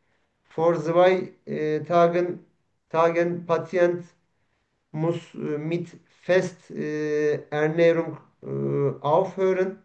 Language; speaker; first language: German; non-native, learner; Turkish